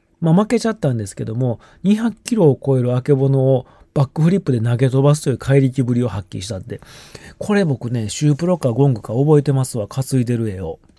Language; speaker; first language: Japanese; native; Japanese